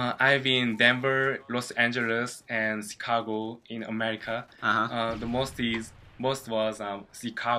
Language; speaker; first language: English; non-native, learner; Korean